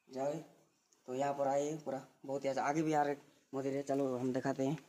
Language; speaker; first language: Hindi; non-native, local second language; Odia